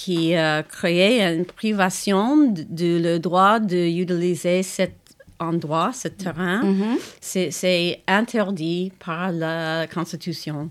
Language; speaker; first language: French; non-native, fluent; English